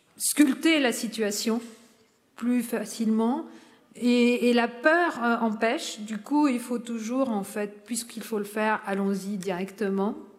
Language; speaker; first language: French; non-native, local second language; Arabic